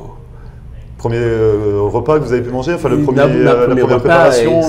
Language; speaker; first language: French; native; French